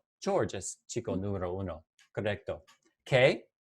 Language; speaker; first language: Spanish; non-native, fluent; English